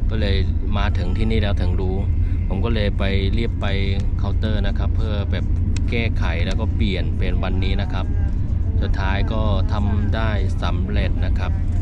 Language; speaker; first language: Thai; non-native, fluent; Chinese